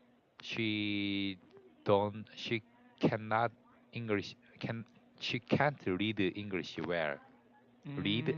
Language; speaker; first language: English; non-native, learner; Korean